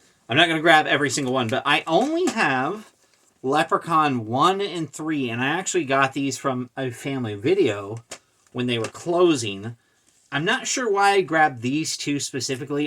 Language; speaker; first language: English; native; English